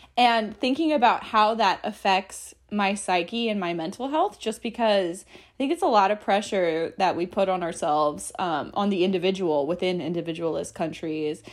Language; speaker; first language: English; native; English